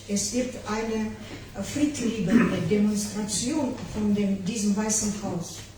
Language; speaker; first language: German; non-native, learner; Ukrainian